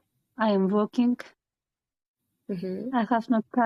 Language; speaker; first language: English; non-native, learner; Kyrgyz